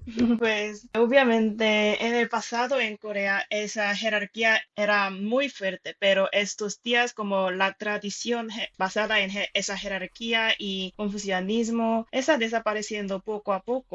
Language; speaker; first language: Spanish; non-native, fluent; Korean